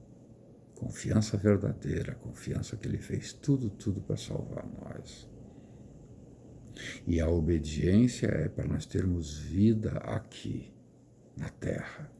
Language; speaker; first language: Portuguese; native; Portuguese